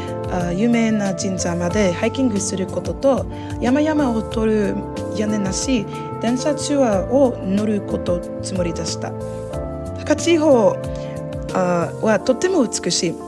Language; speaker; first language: Japanese; non-native, learner; English